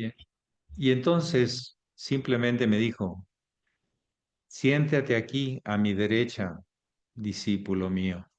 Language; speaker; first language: Spanish; native; Spanish